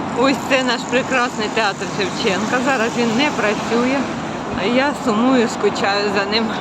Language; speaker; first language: Ukrainian; native; Ukrainian